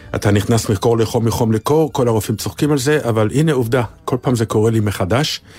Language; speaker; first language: Hebrew; native; Hebrew